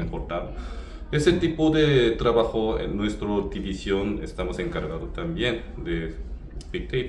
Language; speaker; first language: Spanish; non-native, learner; Korean